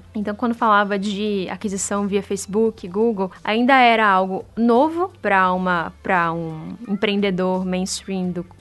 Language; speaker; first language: Portuguese; native; Portuguese